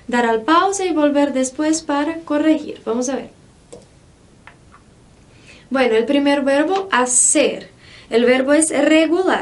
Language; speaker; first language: Spanish; non-native, fluent; Portuguese